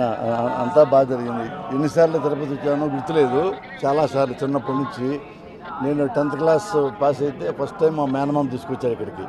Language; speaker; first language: Telugu; native; Telugu